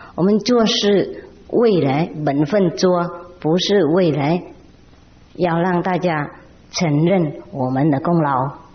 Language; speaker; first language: Chinese; non-native, fluent; Vietnamese